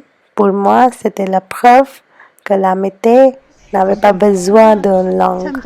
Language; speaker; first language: French; non-native, learner; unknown